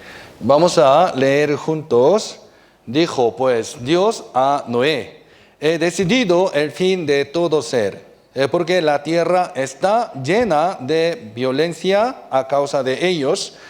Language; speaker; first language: Spanish; non-native, fluent; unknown